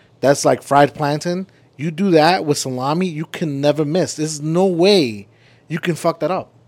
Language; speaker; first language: English; early bilingual, other home language; Spanish